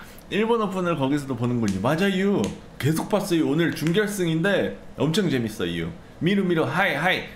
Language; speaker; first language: Korean; native; Korean